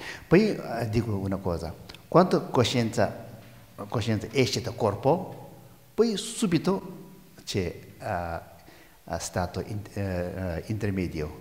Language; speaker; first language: Italian; non-native, learner; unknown